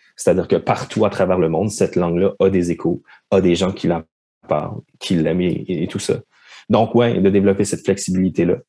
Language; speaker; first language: French; native; French